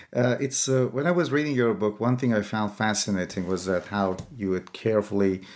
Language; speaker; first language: English; non-native, fluent; Persian